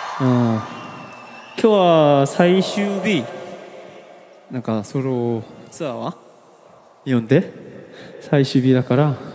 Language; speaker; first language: Japanese; non-native, learner; Korean